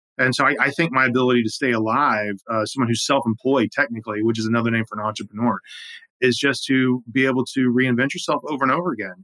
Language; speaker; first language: English; native; English